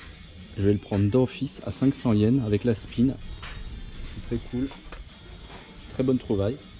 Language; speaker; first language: French; native; French